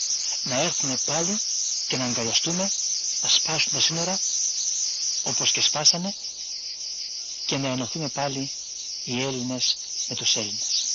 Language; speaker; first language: Greek; native; Greek